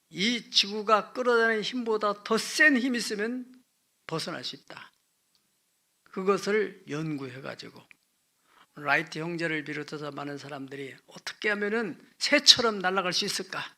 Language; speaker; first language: Korean; native; Korean